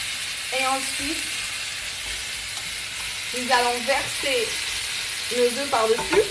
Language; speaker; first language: French; non-native, fluent; English